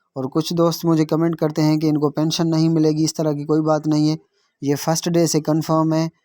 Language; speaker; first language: Urdu; non-native, local second language; Sindhi